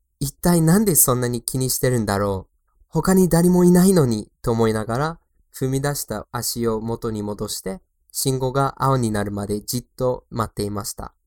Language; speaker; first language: Japanese; non-native, fluent; English